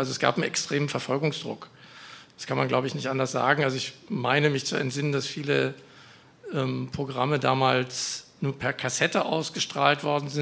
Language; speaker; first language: German; native; German